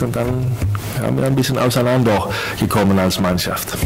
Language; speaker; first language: German; non-native, fluent; Swedish